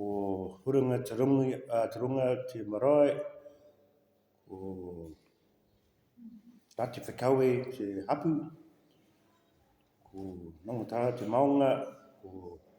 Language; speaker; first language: Māori; non-native, local second language; English